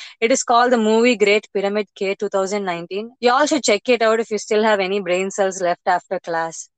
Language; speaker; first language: English; non-native, local second language; Tamil